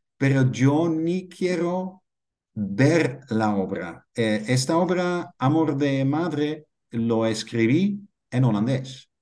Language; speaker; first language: Spanish; non-native, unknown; Dutch